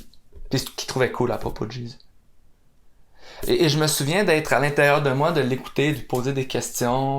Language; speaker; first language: French; native; French